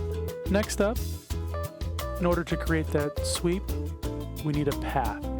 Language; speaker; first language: English; native; English